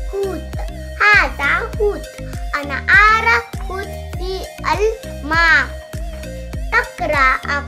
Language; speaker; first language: Arabic; non-native, learner; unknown